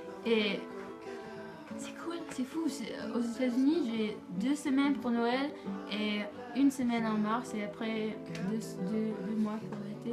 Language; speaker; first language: French; non-native, fluent; English